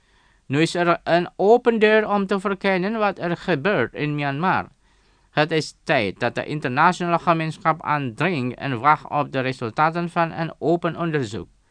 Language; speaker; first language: Dutch; non-native, fluent; Indonesian